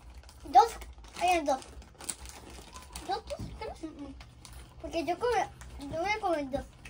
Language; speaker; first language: Spanish; early bilingual, other home language; Bangla